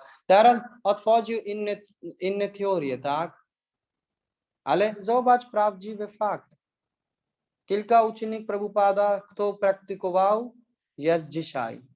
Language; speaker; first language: Polish; non-native, learner; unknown